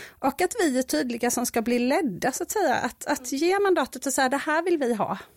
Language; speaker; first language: Swedish; native; Swedish